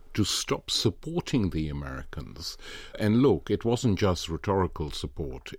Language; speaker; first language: English; non-native, local second language; Punjabi